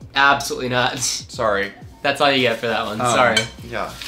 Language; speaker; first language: English; native; English